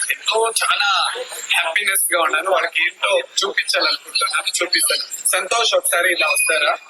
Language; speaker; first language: Telugu; native; Telugu